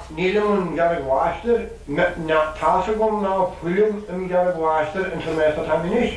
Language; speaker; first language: Irish; native; Irish